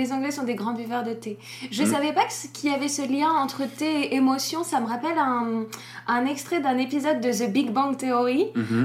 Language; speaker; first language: French; native; French